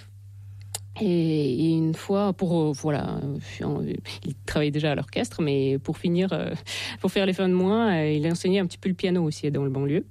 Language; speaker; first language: French; non-native, fluent; Russian